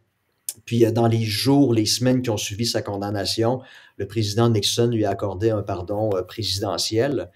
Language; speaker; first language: French; native; French